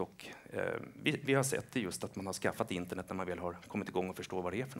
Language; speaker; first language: Swedish; native; Swedish